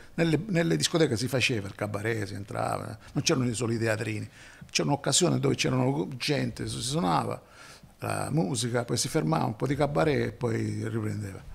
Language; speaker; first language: Italian; native; Italian